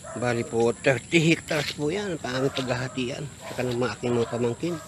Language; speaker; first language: Filipino; native; Filipino